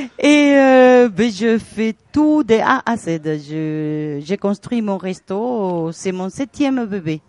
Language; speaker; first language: French; non-native, fluent; Spanish